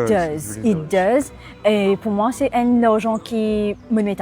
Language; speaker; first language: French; non-native, local second language; Morisyen